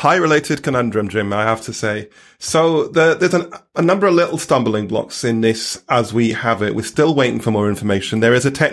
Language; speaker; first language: English; native; English